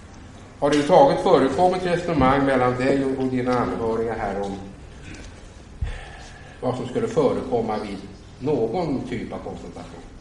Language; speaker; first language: Swedish; native; Swedish